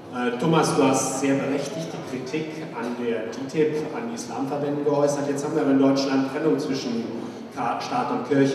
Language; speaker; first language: German; native; German